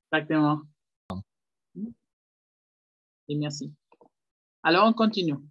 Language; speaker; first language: French; non-native, fluent; Spanish